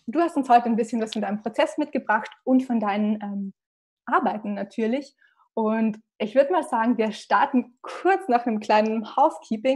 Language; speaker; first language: German; native; German